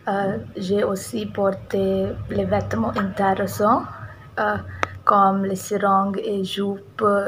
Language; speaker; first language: French; non-native, learner; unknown